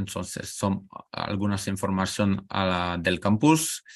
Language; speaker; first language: Spanish; non-native, learner; French